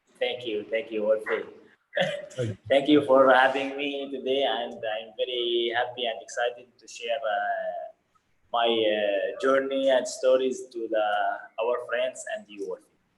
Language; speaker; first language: English; non-native, fluent; Arabic